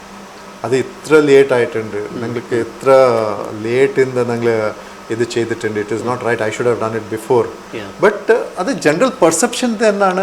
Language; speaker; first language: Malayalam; non-native, local second language; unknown